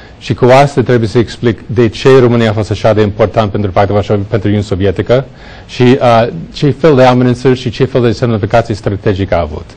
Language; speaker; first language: Romanian; non-native, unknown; English